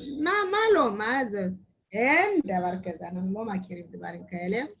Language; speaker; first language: Hebrew; non-native, learner; Amharic